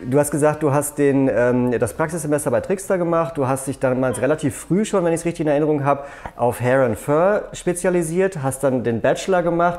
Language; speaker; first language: German; native; German